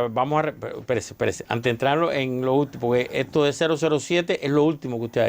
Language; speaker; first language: Spanish; native; Spanish